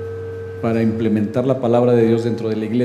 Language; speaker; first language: Spanish; native; Spanish